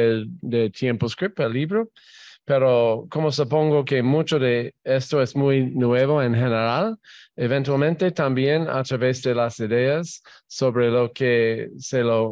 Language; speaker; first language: Spanish; non-native, fluent; English